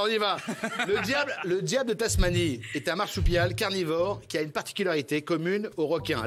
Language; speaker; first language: French; native; French